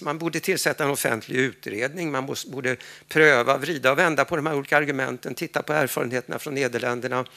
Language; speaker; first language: Swedish; native; Swedish